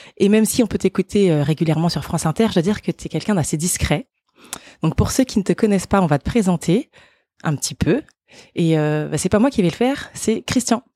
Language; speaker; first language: French; native; French